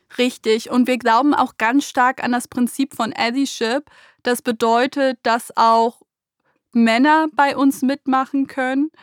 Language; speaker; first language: German; early bilingual, other home language; Persian